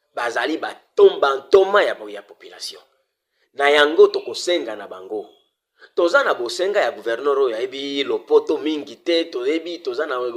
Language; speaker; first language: Lingala; native; Lingala